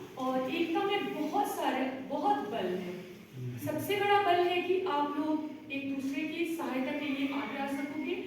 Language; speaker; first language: Hindi; native; Hindi